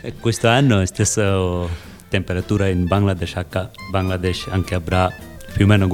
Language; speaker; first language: Italian; non-native, learner; Bangla